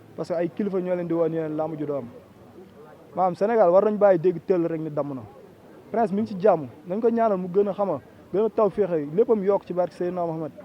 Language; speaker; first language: Wolof; native; Wolof